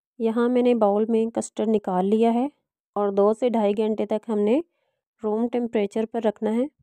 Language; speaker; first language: Urdu; non-native, local second language; Punjabi